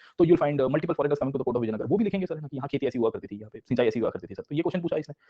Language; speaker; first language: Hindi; non-native, local second language; Gujarati